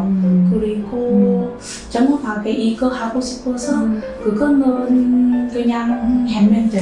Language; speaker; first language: Korean; non-native, learner; Vietnamese